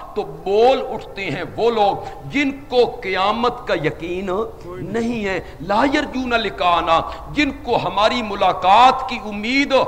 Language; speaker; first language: Urdu; non-native, local second language; Punjabi